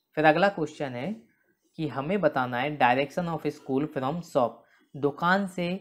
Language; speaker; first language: Hindi; native; Hindi